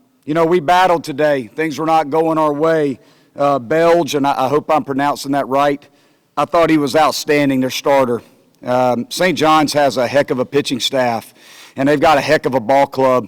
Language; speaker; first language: English; native; English